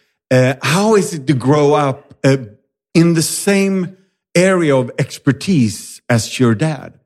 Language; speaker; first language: English; non-native, fluent; Swedish